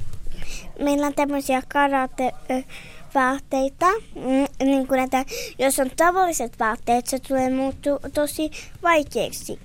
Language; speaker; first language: Finnish; early bilingual, heritage; Finnish